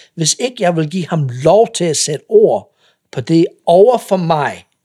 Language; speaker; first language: Danish; non-native, fluent; English